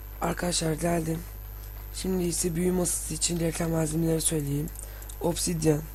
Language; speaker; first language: Turkish; native; Turkish